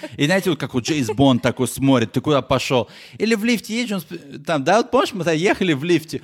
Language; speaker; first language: Russian; early bilingual, heritage; Russian